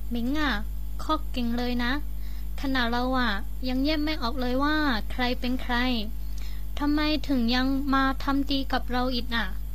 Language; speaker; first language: Thai; non-native, learner; Chinese